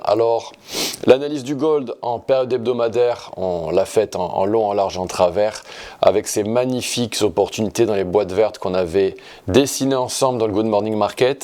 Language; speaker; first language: French; native; French